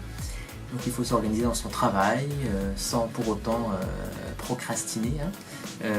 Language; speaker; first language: French; native; French